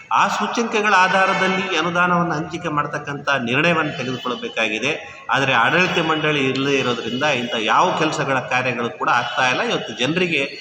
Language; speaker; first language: Kannada; native; Kannada